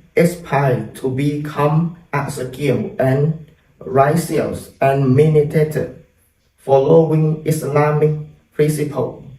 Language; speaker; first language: English; non-native, learner; Thai